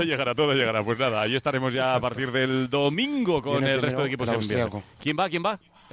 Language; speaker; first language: Spanish; native; Spanish